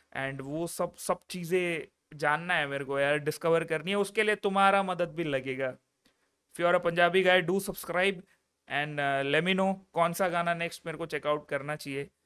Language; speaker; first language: Hindi; non-native, local second language; Malayalam